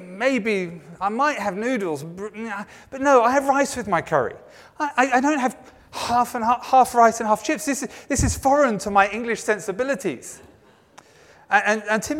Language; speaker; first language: English; native; English